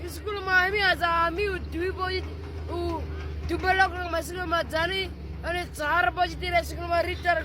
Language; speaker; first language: Nepali; non-native, local second language; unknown